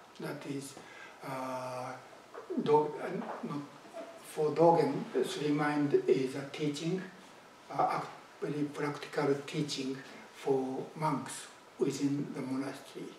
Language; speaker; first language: English; non-native, fluent; Japanese